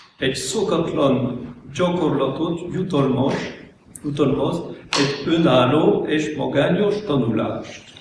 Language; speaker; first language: Hungarian; non-native, fluent; French